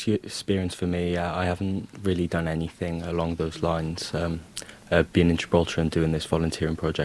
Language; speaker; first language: English; native; English